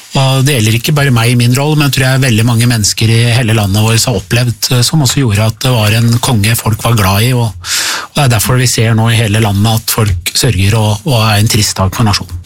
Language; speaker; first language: Norwegian; early bilingual, other home language; Persian